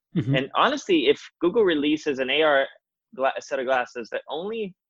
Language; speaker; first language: English; non-native, fluent; Portuguese